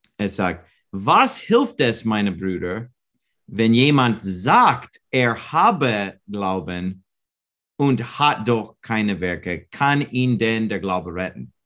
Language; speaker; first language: German; non-native, learner; English